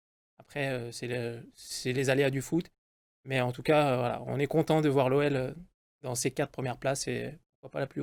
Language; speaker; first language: French; native; French